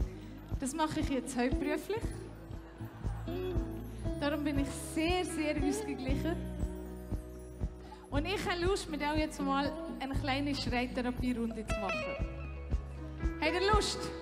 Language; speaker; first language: German; native; German